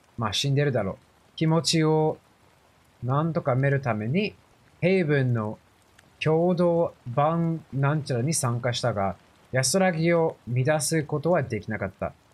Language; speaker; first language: Japanese; non-native, fluent; English